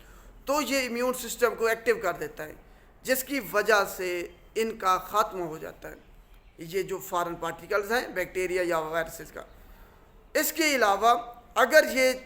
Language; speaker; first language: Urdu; non-native, local second language; Punjabi